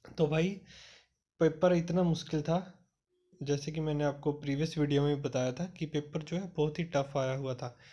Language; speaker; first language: Hindi; non-native, local second language; Punjabi